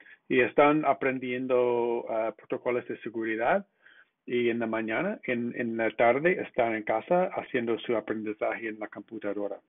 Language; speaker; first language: Spanish; non-native, fluent; English